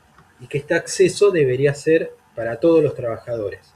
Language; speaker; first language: Spanish; native; Spanish